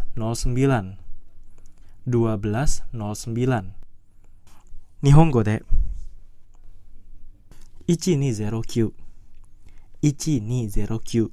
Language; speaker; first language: Japanese; non-native, fluent; Indonesian